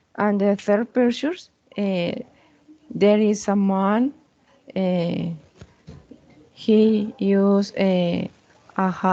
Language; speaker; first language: English; non-native, learner; Spanish